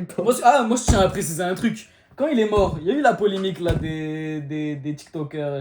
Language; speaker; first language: French; native; French